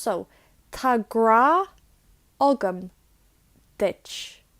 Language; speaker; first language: Irish; non-native, local second language; English